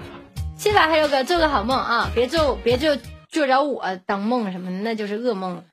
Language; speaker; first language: Chinese; native; Chinese